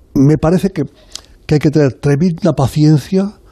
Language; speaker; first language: Spanish; native; Spanish